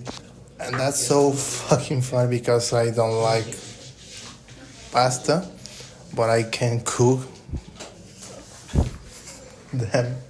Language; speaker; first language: English; non-native, learner; Spanish